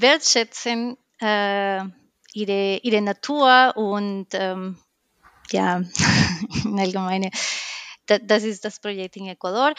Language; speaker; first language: German; non-native, learner; Spanish